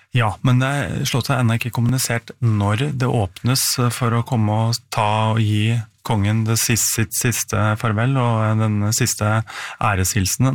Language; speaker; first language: Norwegian; native; Norwegian